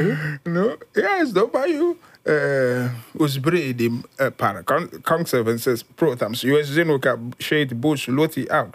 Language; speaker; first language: Latvian; non-native, learner; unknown